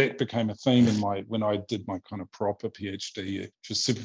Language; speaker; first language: English; native; English